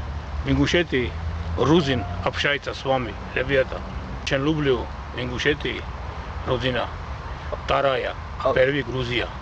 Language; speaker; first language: Russian; non-native, learner; Georgian